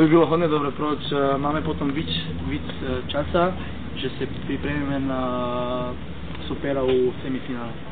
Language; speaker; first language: Slovak; non-native, learner; Croatian